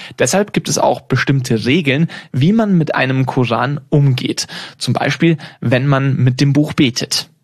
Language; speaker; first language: German; native; German